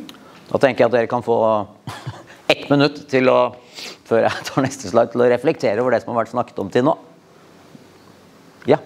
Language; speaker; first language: Norwegian; native; Norwegian